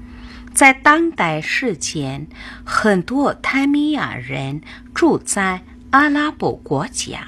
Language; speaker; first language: Chinese; non-native, learner; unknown